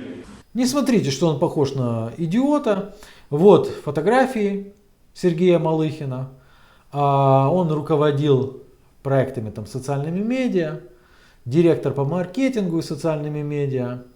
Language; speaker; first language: Russian; native; Russian